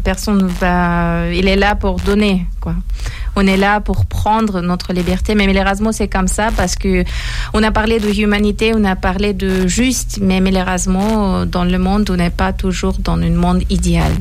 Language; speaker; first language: French; non-native, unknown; Persian